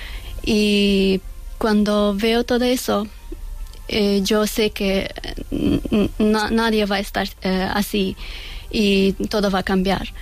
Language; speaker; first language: Spanish; non-native, learner; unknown